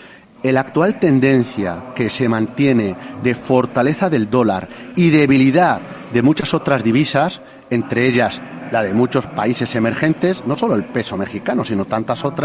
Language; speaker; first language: Spanish; native; Spanish